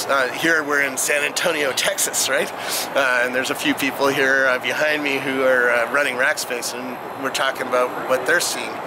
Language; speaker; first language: English; native; English